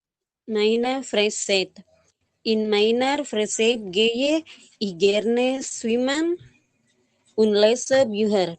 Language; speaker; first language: German; non-native, learner; Indonesian